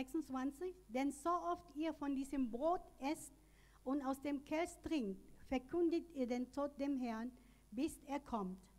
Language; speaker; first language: German; non-native, learner; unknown